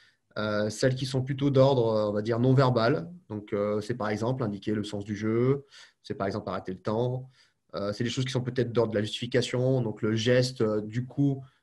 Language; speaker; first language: French; native; French